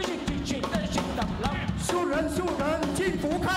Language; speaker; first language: Chinese; early bilingual, heritage; Chinese